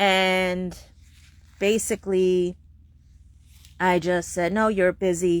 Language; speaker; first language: English; native; English